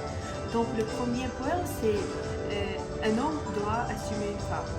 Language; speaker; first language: French; non-native, local second language; Ukrainian